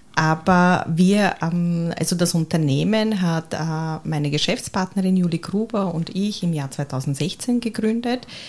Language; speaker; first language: German; early bilingual, heritage; German